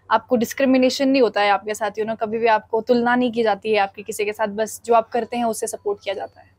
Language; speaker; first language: Hindi; native; Hindi